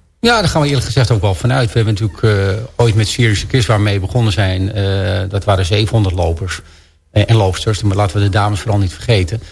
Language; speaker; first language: Dutch; native; Dutch